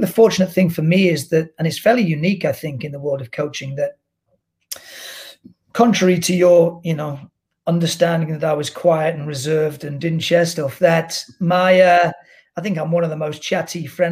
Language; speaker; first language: English; native; English